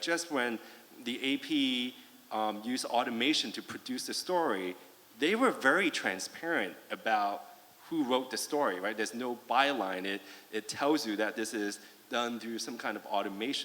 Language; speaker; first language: English; non-native, fluent; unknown